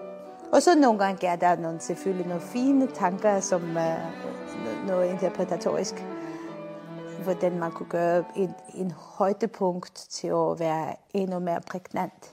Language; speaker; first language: Danish; non-native, fluent; Armenian